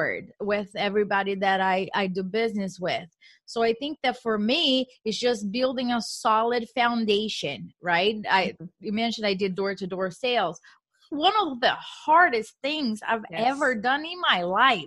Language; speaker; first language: English; non-native, fluent; Portuguese